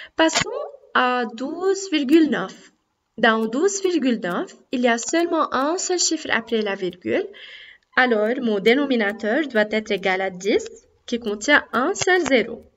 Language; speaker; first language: French; non-native, local second language; Arabic